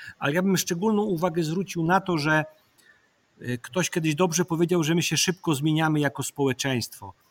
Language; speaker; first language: Polish; native; Polish